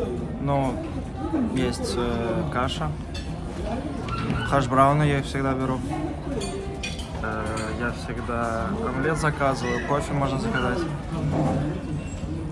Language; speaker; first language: Russian; native; Russian